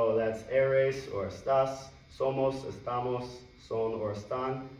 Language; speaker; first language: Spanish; non-native, learner; English